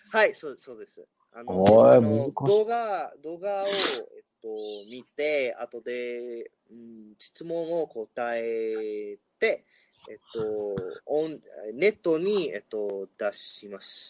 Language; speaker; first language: Japanese; non-native, learner; Spanish